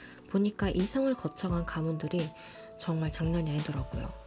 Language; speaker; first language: Korean; native; Korean